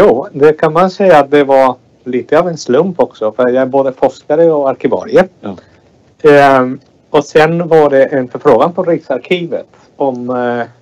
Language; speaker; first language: Swedish; non-native, fluent; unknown